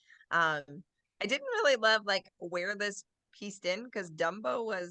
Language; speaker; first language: English; native; English